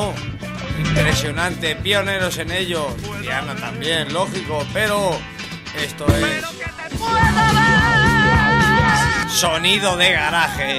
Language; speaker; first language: Spanish; native; Spanish